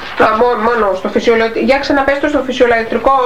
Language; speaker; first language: Greek; native; Greek